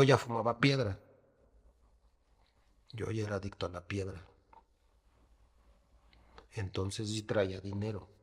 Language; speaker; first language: Spanish; native; Spanish